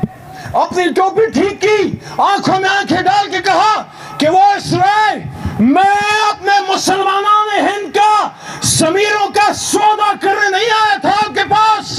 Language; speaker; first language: Urdu; native; Urdu